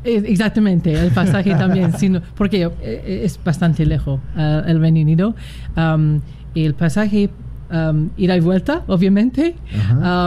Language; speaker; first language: Spanish; non-native, learner; English